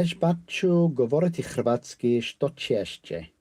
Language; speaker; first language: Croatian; non-native, learner; English